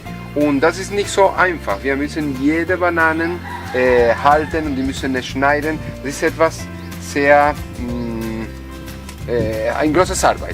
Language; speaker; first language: German; non-native, fluent; Spanish